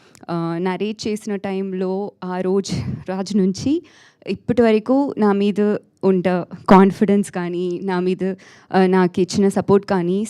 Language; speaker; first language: Telugu; non-native, fluent; Tamil